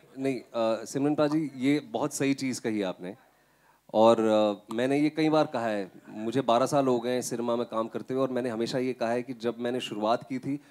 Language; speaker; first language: Hindi; native; Hindi